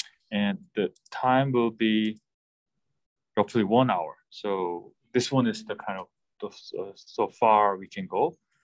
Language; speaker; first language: English; non-native, fluent; Korean